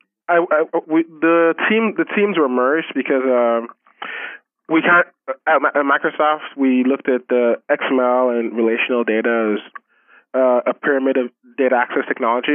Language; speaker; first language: English; non-native, local second language; Yoruba